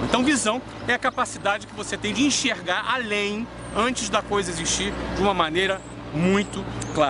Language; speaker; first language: Portuguese; native; Portuguese